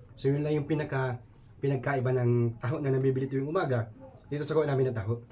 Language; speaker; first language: Filipino; native; Filipino